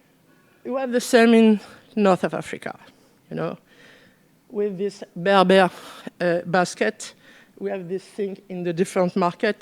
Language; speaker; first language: English; non-native, learner; French